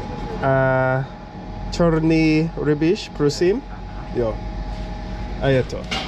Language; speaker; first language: Czech; non-native, learner; English